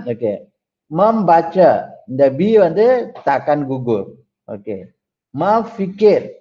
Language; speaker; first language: Malay; non-native, local second language; Tamil